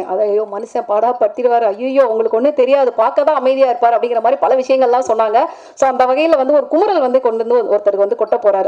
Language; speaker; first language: Tamil; native; Tamil